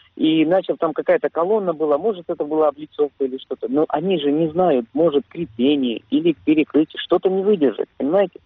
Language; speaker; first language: Russian; native; Russian